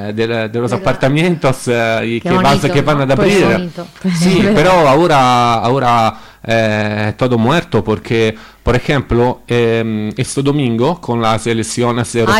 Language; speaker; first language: Spanish; non-native, learner; Italian